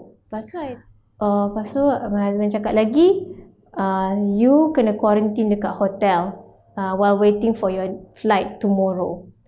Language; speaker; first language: English; non-native, local second language; Malay